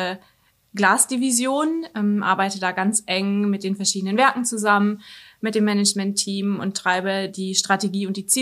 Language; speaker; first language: German; native; German